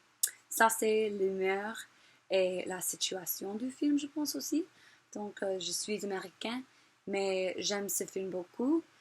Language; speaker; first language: French; non-native, learner; English